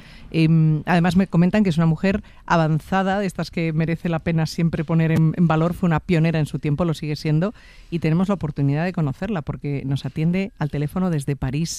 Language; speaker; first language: Spanish; native; Spanish